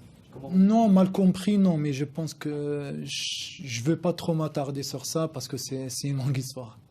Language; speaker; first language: French; non-native, local second language; Arabic